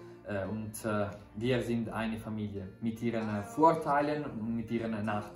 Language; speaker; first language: German; non-native, fluent; Italian